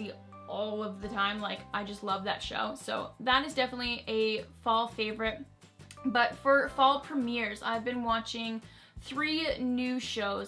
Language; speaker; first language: English; native; English